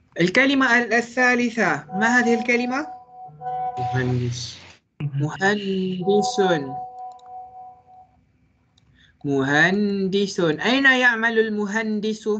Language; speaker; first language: Arabic; non-native, fluent; Malay